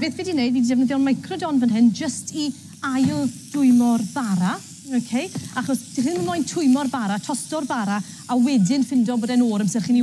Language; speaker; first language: Welsh; native; Welsh